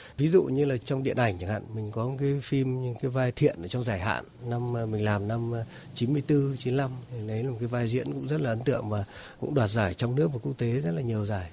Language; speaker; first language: Vietnamese; native; Vietnamese